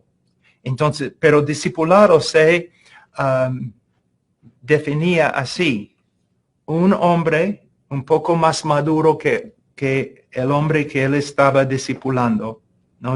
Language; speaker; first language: Spanish; non-native, fluent; English